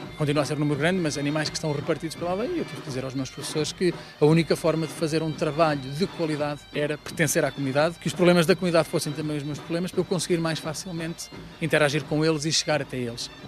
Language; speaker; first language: Portuguese; native; Portuguese